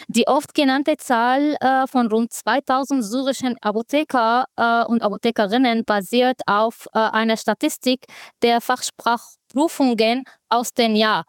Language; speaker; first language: German; non-native, fluent; Arabic